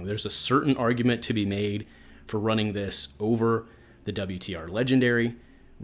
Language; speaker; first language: English; native; English